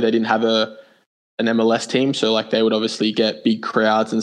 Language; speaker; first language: English; native; English